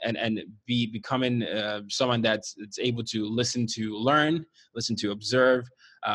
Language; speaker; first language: English; non-native, local second language; Yoruba